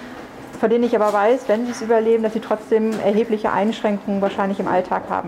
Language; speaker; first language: German; native; German